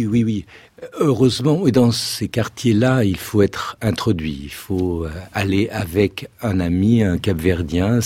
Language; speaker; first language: French; native; French